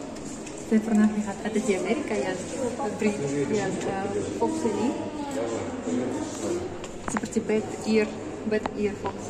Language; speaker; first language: Indonesian; non-native, fluent; Russian